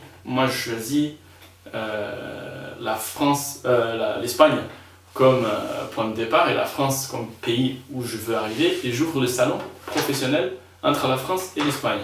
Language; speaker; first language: French; non-native, fluent; Spanish